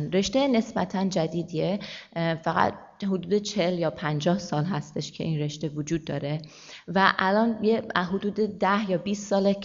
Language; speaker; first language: Persian; early bilingual, heritage; Persian